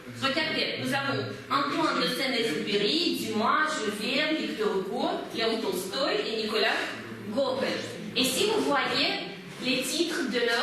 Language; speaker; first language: French; non-native, fluent; Russian